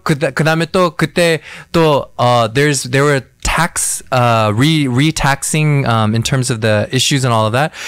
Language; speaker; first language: English; early bilingual, other home language; Korean